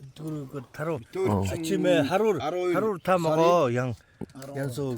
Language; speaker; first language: Korean; non-native, learner; Mongolian